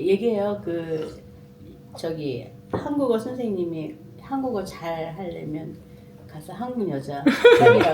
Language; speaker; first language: Korean; non-native, fluent; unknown